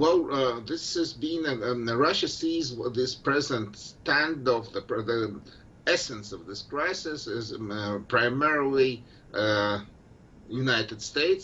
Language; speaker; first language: English; non-native, fluent; Russian